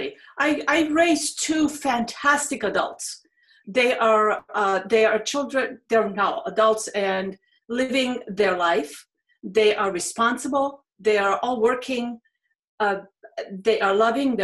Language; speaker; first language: English; non-native, fluent; Serbian